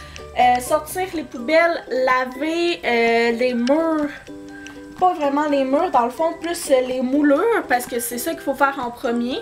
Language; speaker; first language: French; native; French